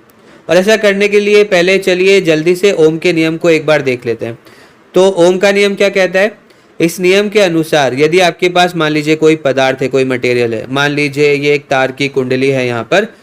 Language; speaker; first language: Hindi; native; Hindi